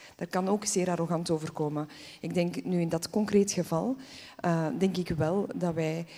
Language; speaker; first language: Dutch; early bilingual, other home language; Polish